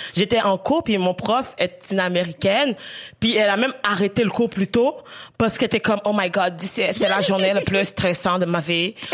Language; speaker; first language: French; native; French